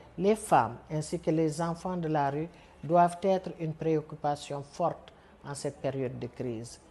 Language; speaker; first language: French; non-native, local second language; Wolof